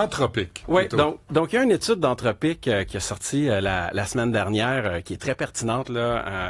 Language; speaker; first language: French; native; French